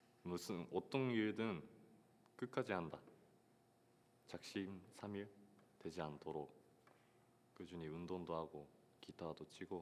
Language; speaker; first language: Korean; non-native, fluent; Japanese